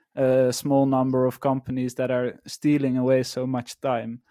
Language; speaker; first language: English; non-native, fluent; Dutch